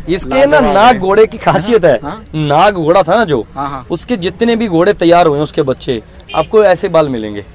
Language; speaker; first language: Hindi; native; Hindi